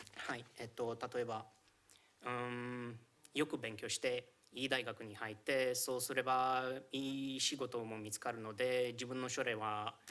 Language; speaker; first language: Japanese; non-native, fluent; Romanian